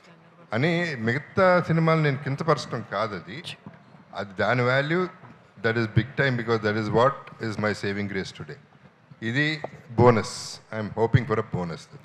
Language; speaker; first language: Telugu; native; Telugu